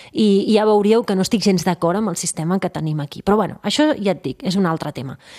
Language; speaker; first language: Catalan; native; Catalan